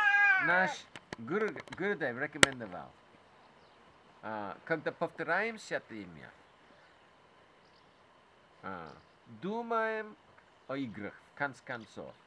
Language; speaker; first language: Russian; non-native, fluent; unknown